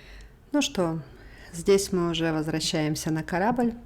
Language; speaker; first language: Russian; native; Russian